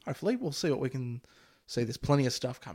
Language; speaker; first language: English; native; English